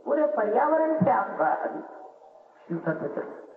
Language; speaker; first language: Hindi; non-native, local second language; Marathi